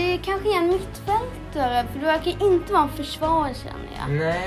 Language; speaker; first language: Swedish; native; Swedish